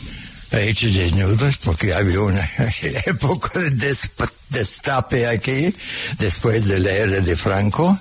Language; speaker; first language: Spanish; non-native, fluent; English